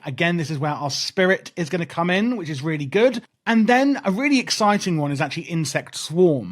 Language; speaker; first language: English; native; English